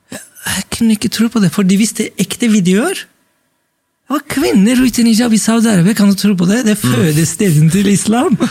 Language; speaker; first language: Norwegian; non-native, fluent; Turkish